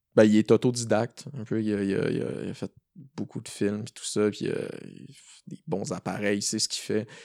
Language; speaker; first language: French; native; French